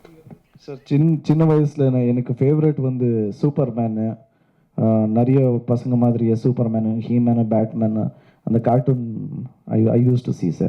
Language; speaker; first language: Tamil; non-native, learner; Kannada